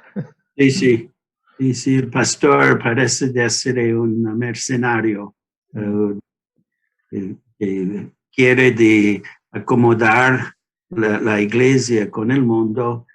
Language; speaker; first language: Spanish; non-native, learner; English